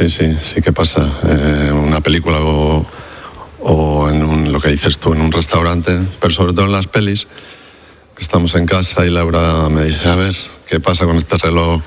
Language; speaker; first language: Spanish; native; Spanish